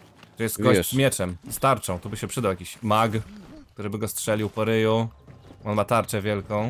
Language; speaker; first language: Polish; native; Polish